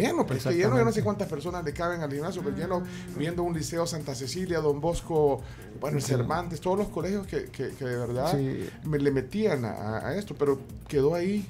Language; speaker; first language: Spanish; native; Spanish